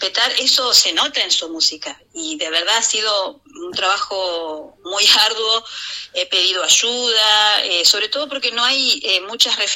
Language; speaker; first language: Spanish; native; Spanish